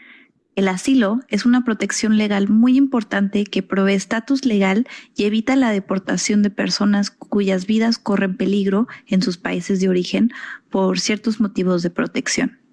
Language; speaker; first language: Spanish; native; Spanish